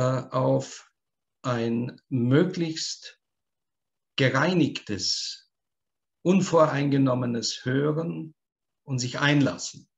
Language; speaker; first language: German; native; German